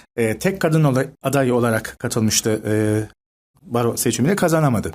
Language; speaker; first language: Turkish; native; Turkish